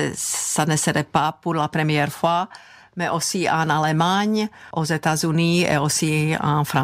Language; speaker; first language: French; non-native, fluent; Czech